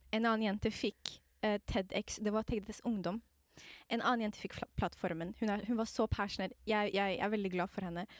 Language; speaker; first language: Norwegian; non-native, fluent; Somali